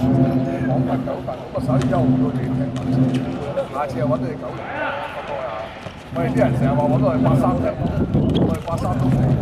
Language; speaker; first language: Chinese; native; Chinese